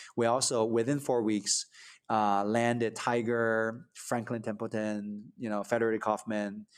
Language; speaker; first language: English; early bilingual, other home language; Chinese